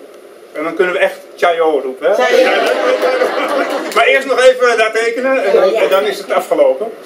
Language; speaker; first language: Dutch; native; Dutch